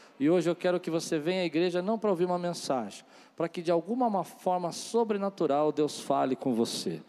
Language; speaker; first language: Portuguese; native; Portuguese